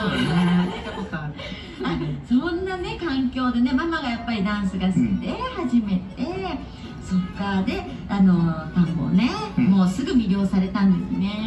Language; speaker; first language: Japanese; native; Japanese